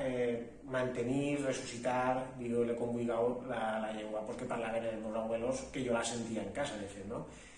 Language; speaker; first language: Catalan; non-native, local second language; Spanish